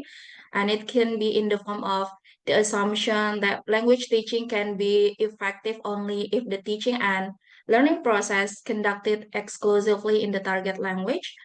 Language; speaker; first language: English; non-native, fluent; Buginese